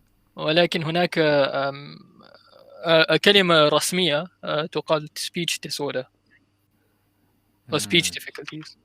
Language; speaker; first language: Arabic; non-native, learner; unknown